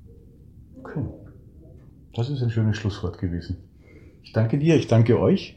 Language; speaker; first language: German; native; German